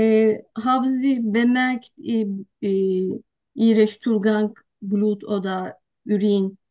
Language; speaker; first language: German; non-native, learner; Turkish